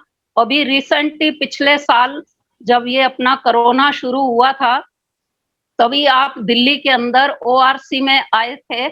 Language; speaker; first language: Hindi; native; Hindi